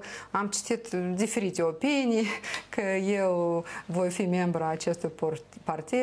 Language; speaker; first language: Romanian; non-native, local second language; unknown